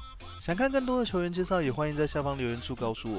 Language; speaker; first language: Chinese; native; Chinese